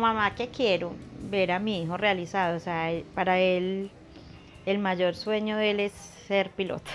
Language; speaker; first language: Spanish; native; Spanish